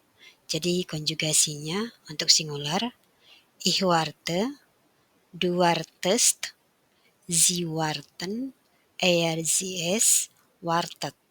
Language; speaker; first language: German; non-native, fluent; Indonesian